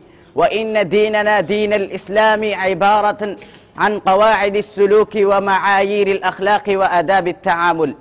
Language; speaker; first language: Arabic; non-native, learner; Urdu